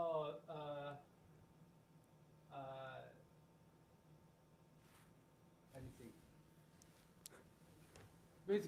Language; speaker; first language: English; non-native, learner; Chinese